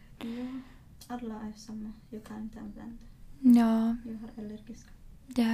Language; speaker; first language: Swedish; non-native, learner; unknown